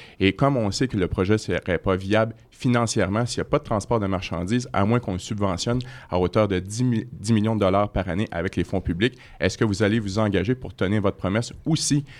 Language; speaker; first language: French; native; French